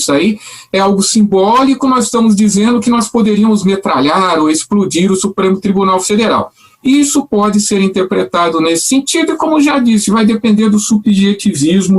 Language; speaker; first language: Portuguese; native; Portuguese